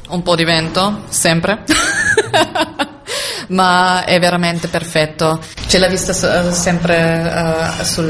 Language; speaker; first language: Italian; non-native, learner; German